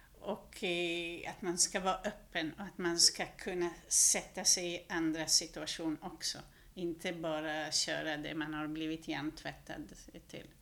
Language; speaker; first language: Swedish; non-native, fluent; Hungarian